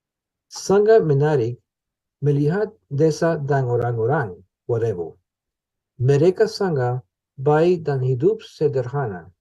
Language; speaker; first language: Indonesian; non-native, learner; English